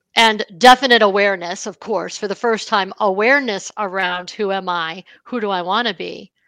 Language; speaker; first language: English; native; English